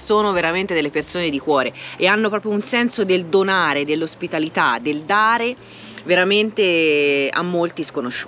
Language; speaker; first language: Italian; native; Italian